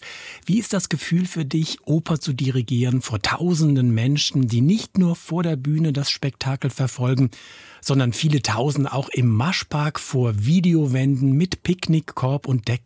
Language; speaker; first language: German; native; German